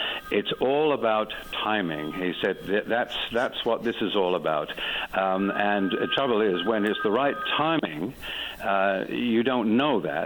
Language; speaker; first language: English; native; English